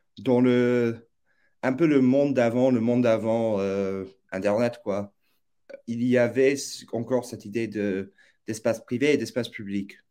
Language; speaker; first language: French; non-native, fluent; English